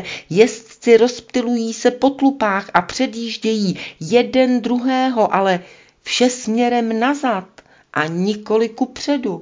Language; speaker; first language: Czech; native; Czech